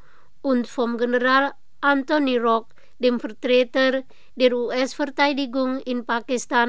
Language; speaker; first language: German; non-native, fluent; Indonesian